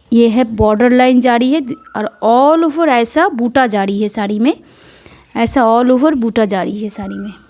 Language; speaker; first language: Hindi; non-native, local second language; Bangla